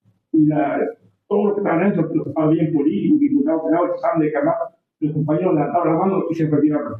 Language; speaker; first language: Spanish; native; Spanish